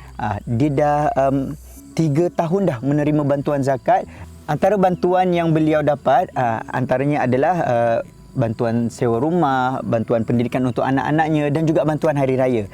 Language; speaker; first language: Malay; native; Malay